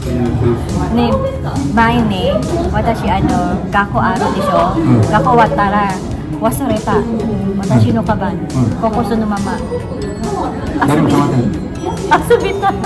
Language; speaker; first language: Japanese; non-native, learner; Filipino